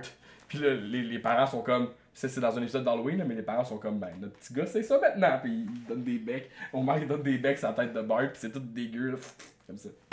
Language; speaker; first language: French; native; French